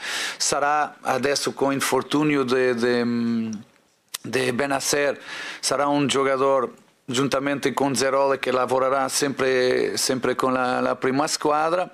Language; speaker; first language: Italian; non-native, fluent; Portuguese